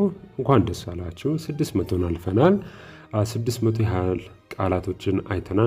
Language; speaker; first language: Amharic; native; Amharic